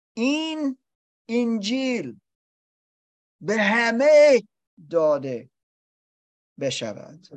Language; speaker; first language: Persian; non-native, learner; English